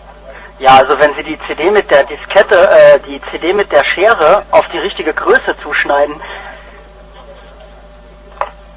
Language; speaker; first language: German; native; German